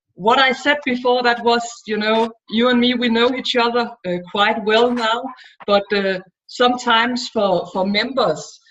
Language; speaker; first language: English; non-native, fluent; Danish